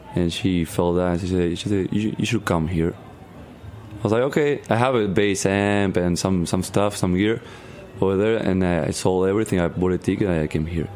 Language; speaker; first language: English; non-native, learner; Spanish